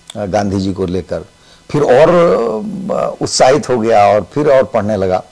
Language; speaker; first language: Hindi; native; Hindi